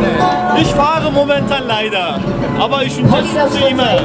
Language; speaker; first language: German; non-native, learner; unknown